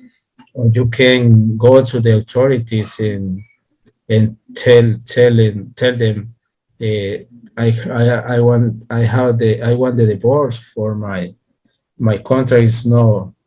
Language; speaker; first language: English; non-native, learner; Spanish